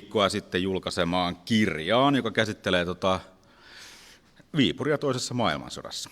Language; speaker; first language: Finnish; native; Finnish